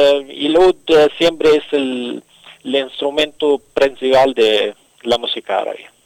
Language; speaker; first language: Spanish; non-native, fluent; Arabic